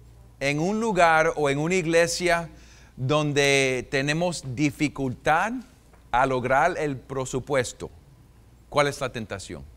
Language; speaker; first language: Spanish; non-native, fluent; English